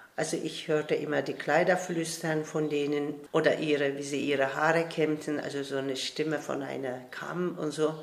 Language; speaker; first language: German; non-native, fluent; Turkish